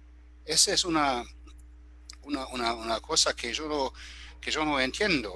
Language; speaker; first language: Spanish; non-native, fluent; German